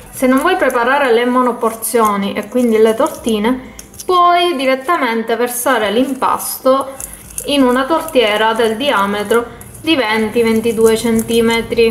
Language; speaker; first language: Italian; native; Italian